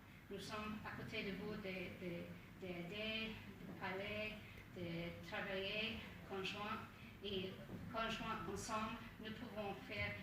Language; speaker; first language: French; non-native, learner; English